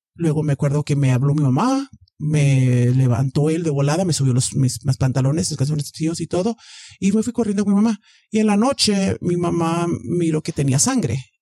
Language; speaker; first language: Spanish; early bilingual, heritage; Spanish